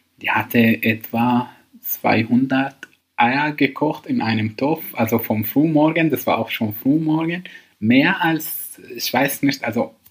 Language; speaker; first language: German; non-native, learner; Arabic